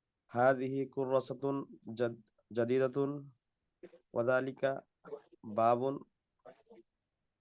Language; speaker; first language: Arabic; non-native, learner; Bangla